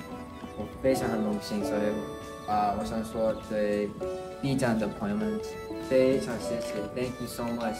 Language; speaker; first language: Chinese; non-native, fluent; English